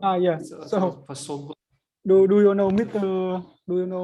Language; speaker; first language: English; non-native, learner; Vietnamese